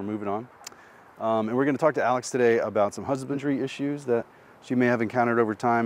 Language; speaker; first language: English; native; English